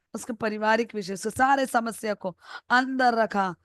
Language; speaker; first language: Hindi; non-native, local second language; Malayalam